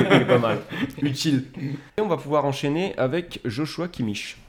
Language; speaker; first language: French; native; French